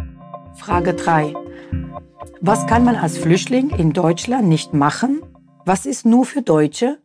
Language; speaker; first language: German; non-native, fluent; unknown